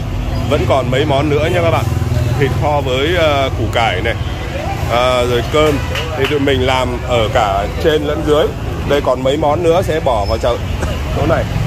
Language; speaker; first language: Vietnamese; native; Vietnamese